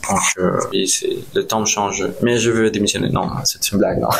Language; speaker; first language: French; non-native, learner; Spanish